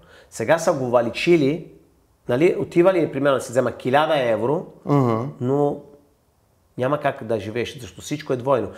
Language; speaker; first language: Bulgarian; non-native, fluent; Italian